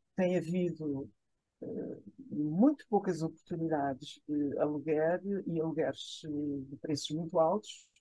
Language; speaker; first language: Portuguese; native; Portuguese